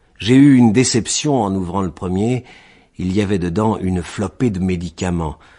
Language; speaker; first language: French; native; French